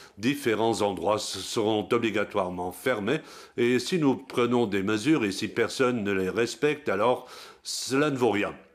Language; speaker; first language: French; non-native, local second language; Luxembourgish